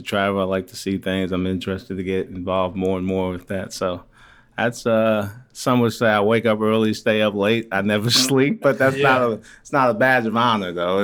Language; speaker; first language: English; early bilingual, other home language; Haitian Creole